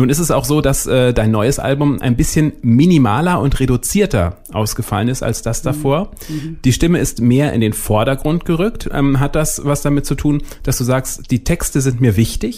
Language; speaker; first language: German; native; German